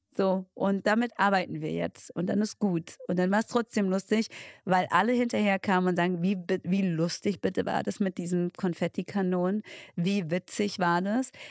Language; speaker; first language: German; early bilingual, other home language; Tigrinya